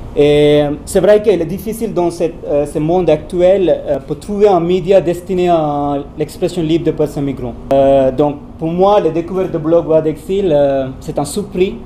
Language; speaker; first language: French; non-native, learner; Tamil